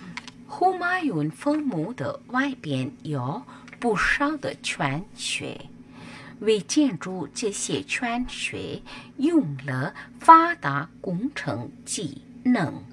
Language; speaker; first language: Chinese; non-native, learner; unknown